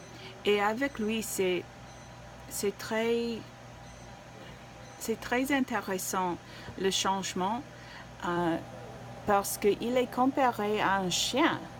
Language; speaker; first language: French; non-native, learner; English